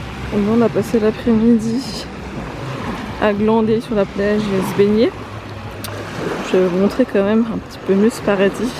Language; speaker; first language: French; native; French